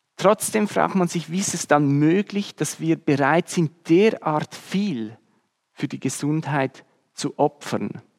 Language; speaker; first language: German; native; German